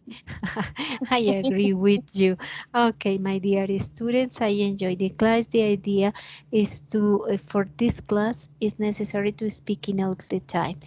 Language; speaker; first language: English; non-native, learner; Spanish